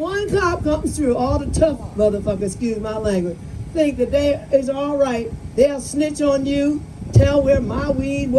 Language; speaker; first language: English; native; English